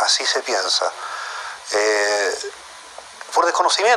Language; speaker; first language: Spanish; native; Spanish